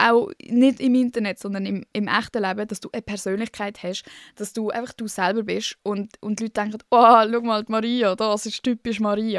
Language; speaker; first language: German; native; German